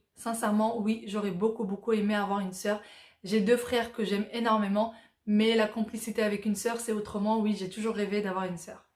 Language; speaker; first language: French; early bilingual, other home language; Arabic